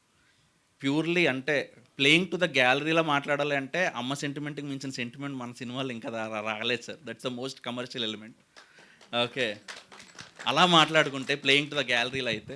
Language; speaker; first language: Telugu; native; Telugu